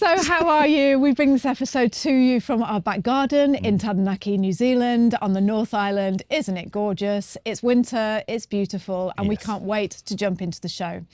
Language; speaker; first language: English; native; English